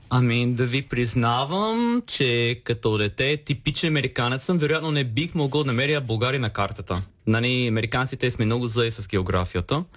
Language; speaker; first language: Bulgarian; non-native, fluent; English